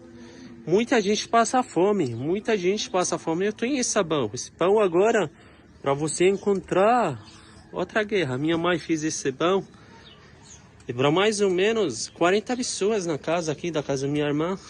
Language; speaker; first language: Portuguese; non-native, fluent; Arabic